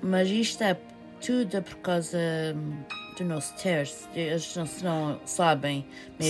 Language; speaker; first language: Portuguese; early bilingual, heritage; Portuguese